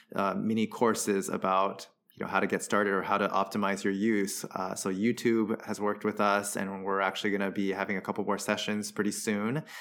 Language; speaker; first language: English; early bilingual, other home language; Chinese